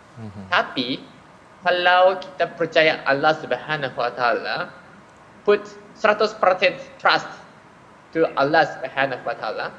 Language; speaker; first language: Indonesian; non-native, fluent; Japanese